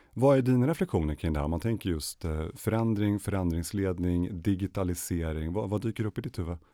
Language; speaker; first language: Swedish; native; Swedish